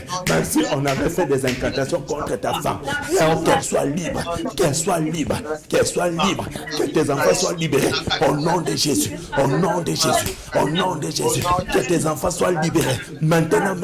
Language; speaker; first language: French; non-native, local second language; Lingala